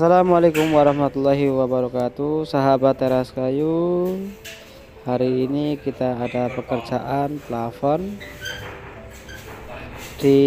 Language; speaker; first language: Indonesian; native; Indonesian